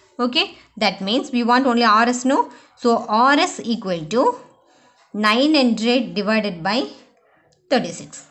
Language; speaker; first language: English; non-native, local second language; Tamil